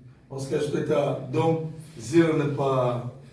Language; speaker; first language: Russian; non-native, fluent; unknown